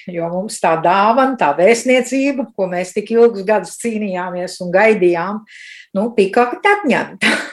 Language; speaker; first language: Latvian; early bilingual, heritage; Latvian